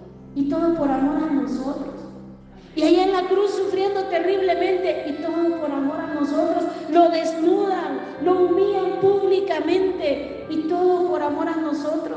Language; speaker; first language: Spanish; native; Spanish